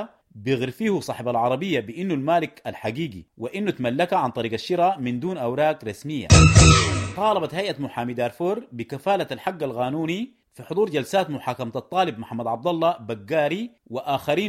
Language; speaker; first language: Arabic; native; Arabic